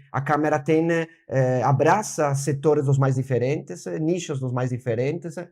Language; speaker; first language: Portuguese; non-native, fluent; Italian